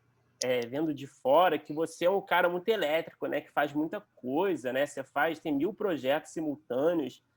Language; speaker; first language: Portuguese; native; Portuguese